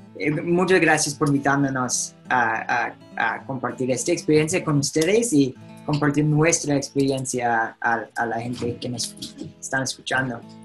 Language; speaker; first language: Spanish; non-native, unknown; English